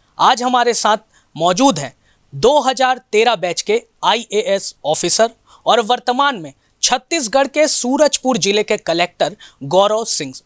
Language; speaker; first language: Hindi; native; Hindi